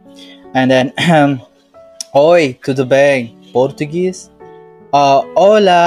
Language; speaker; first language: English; non-native, learner; Indonesian